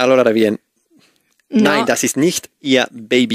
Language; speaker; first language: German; non-native, learner; Spanish